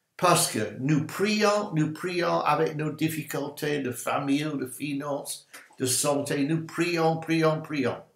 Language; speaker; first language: French; non-native, learner; English